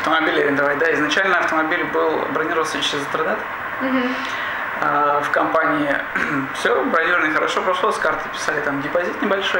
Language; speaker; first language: Russian; native; Russian